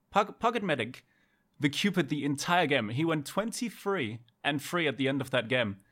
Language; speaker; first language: English; non-native, fluent; Danish